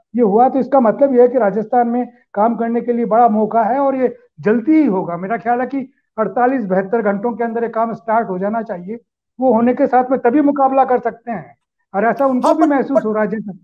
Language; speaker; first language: Hindi; native; Hindi